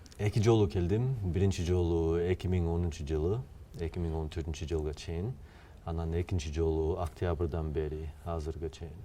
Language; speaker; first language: Kyrgyz; non-native, fluent; English